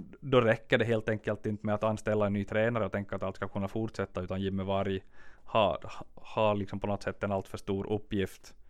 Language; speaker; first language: Swedish; native; Swedish